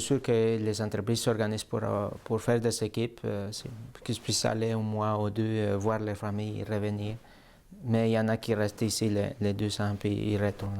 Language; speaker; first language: French; native; French